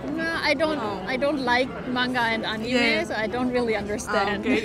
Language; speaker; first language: English; non-native, fluent; German